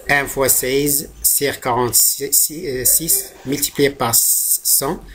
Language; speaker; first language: French; non-native, local second language; Arabic